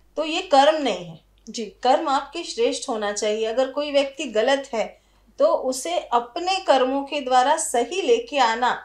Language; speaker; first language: Hindi; native; Hindi